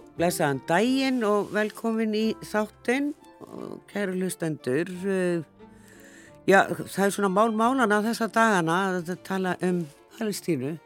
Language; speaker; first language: Icelandic; native; Icelandic